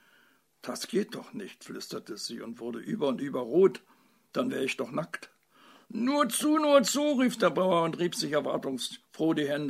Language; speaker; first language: German; native; German